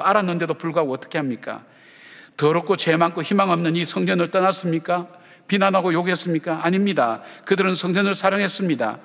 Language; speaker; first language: Korean; native; Korean